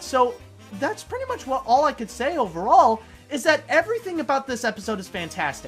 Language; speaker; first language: English; native; English